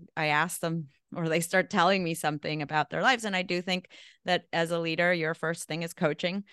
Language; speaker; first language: English; non-native, fluent; Spanish